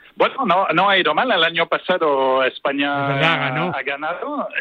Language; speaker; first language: Spanish; non-native, fluent; French